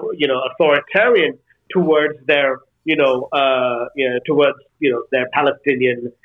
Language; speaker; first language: English; non-native, local second language; Bangla